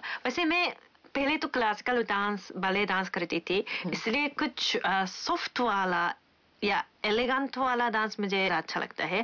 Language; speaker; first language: Hindi; non-native, fluent; Japanese